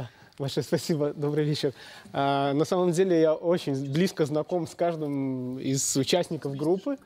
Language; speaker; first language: Russian; native; Russian